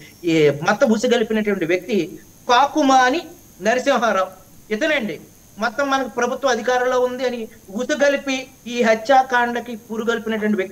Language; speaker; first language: Telugu; native; Telugu